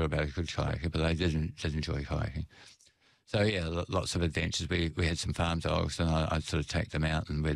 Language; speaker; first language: English; native; English